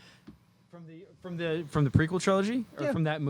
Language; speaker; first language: English; native; English